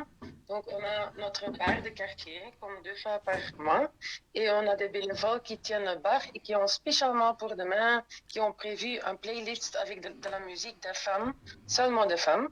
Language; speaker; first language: French; non-native, local second language; Dutch